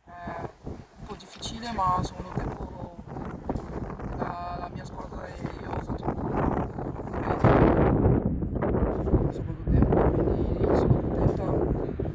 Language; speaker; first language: Italian; non-native, learner; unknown